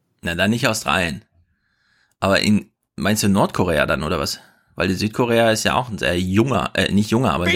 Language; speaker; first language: German; native; German